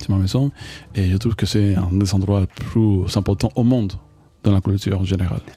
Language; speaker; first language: French; non-native, fluent; Spanish